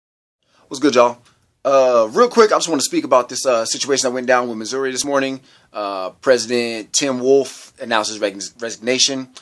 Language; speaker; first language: English; native; English